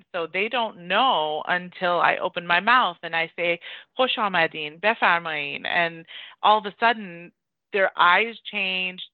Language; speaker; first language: English; early bilingual, other home language; Persian